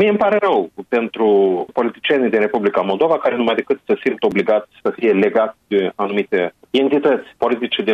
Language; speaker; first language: Romanian; native; Romanian